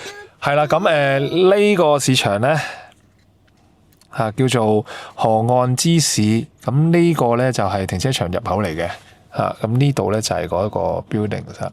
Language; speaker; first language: Cantonese; native; Cantonese